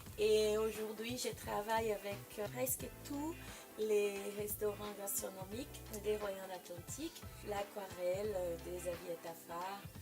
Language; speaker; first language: French; non-native, fluent; Portuguese